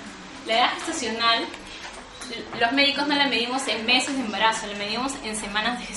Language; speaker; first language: Spanish; native; Spanish